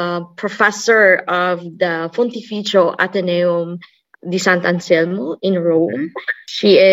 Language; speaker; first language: English; non-native, local second language; Cebuano